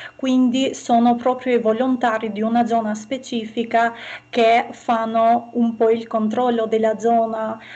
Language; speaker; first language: Italian; non-native, fluent; Albanian